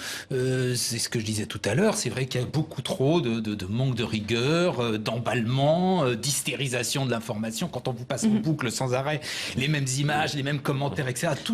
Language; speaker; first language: French; native; French